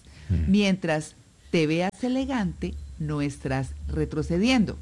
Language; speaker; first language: Spanish; native; Spanish